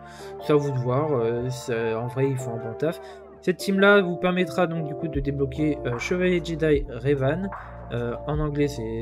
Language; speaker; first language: French; native; French